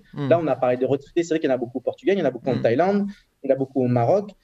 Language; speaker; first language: French; native; French